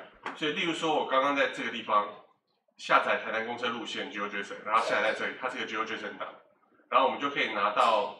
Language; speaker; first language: Chinese; native; Chinese